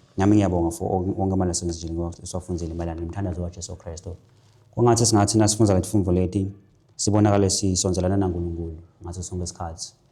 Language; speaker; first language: Zulu; non-native, local second language; Swati